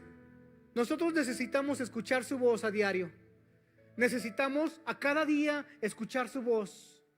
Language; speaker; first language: Spanish; native; Spanish